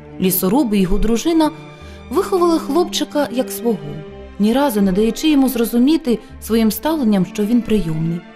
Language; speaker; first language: Ukrainian; native; Ukrainian